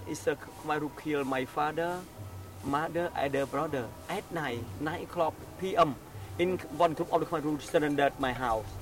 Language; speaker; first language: English; non-native, learner; Khmer